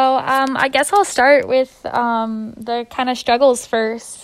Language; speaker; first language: English; native; English